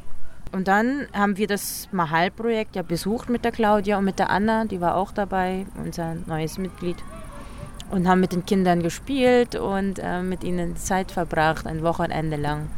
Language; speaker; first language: German; early bilingual, other home language; Filipino